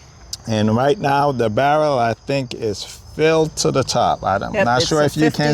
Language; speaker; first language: English; native; English